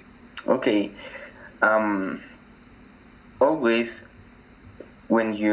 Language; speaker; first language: English; non-native, learner; Spanish